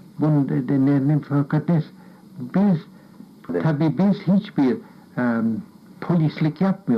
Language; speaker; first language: Turkish; non-native, fluent; English